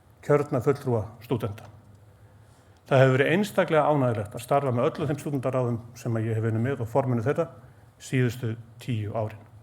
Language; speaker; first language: Icelandic; native; Icelandic